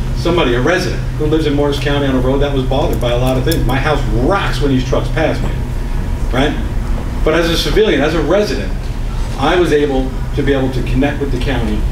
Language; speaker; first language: English; native; English